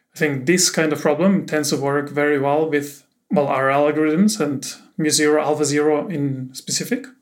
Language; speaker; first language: English; non-native, fluent; German